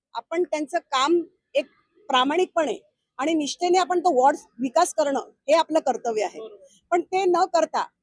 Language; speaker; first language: Marathi; native; Marathi